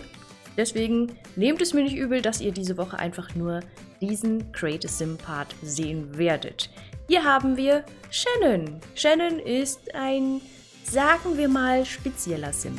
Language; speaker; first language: German; native; German